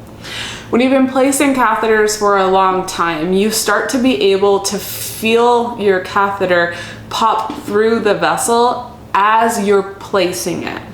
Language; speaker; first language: English; native; English